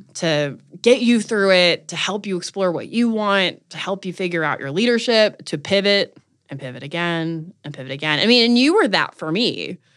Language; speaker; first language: English; native; English